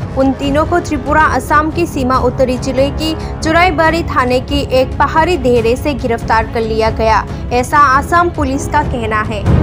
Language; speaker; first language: Hindi; non-native, local second language; Bangla